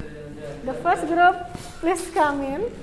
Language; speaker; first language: English; non-native, local second language; Indonesian